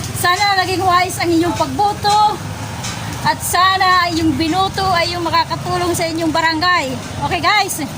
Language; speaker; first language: Filipino; non-native, local second language; Waray